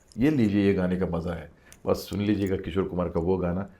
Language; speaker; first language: Hindi; non-native, local second language; Marathi